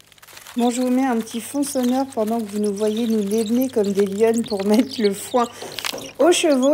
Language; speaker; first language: French; native; French